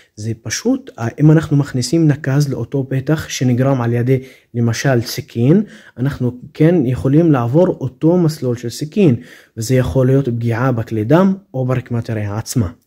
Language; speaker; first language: Hebrew; non-native, local second language; Arabic